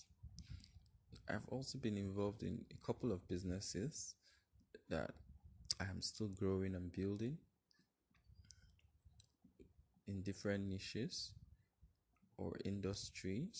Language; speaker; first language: English; non-native, local second language; Yoruba